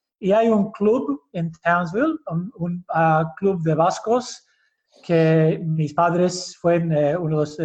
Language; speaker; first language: Spanish; early bilingual, heritage; Basque